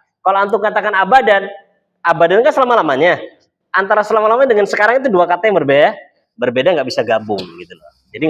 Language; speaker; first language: Indonesian; native; Indonesian